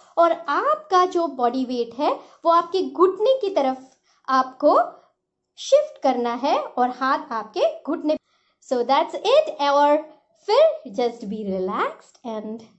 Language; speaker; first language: Hindi; non-native, local second language; Marathi